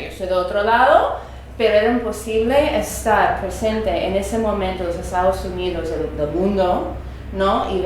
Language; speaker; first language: Spanish; early bilingual, other home language; English